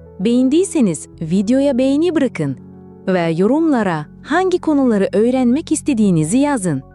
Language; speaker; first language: Turkish; non-native, fluent; Russian